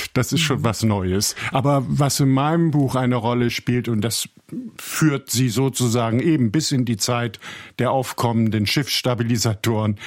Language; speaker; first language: German; native; German